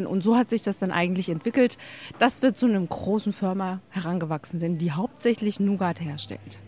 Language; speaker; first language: German; native; German